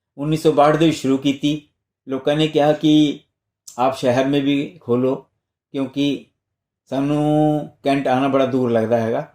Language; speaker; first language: Punjabi; non-native, local second language; Hindi